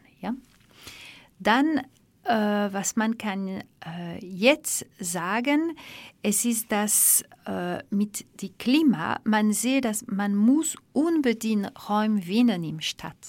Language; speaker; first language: German; non-native, fluent; Dutch